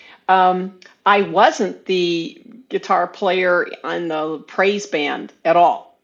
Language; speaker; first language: English; native; English